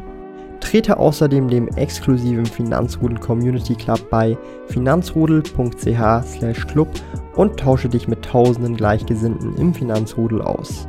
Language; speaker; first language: German; native; German